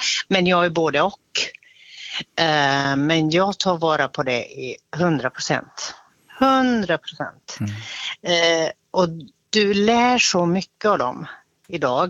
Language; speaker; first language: Swedish; native; Swedish